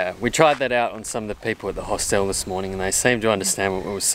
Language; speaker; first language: English; native; English